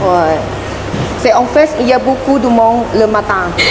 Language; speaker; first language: French; non-native, learner; Thai